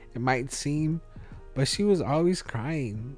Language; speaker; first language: English; early bilingual, other home language; Spanish